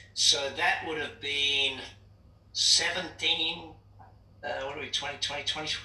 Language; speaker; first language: English; native; English